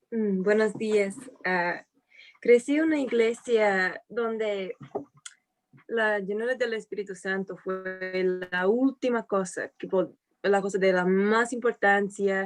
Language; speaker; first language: Spanish; non-native, fluent; English